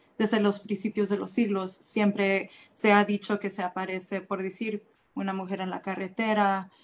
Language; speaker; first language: Spanish; early bilingual, heritage; Spanish